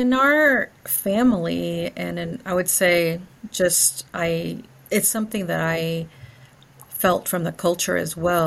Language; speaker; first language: English; early bilingual, other home language; Spanish